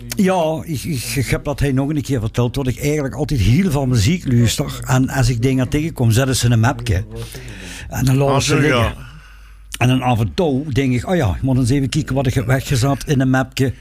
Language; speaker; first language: Dutch; non-native, local second language; Limburgish